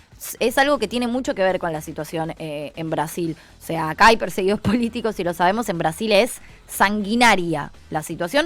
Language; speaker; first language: Spanish; native; Spanish